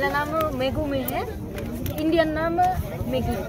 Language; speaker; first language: Hindi; non-native, learner; Japanese